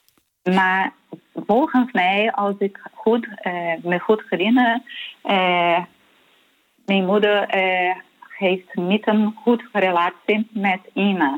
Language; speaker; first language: Dutch; non-native, learner; Portuguese